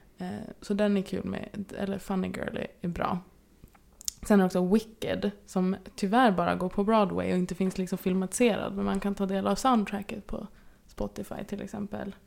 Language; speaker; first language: Swedish; native; Swedish